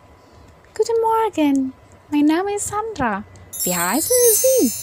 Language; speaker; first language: German; non-native, fluent; Indonesian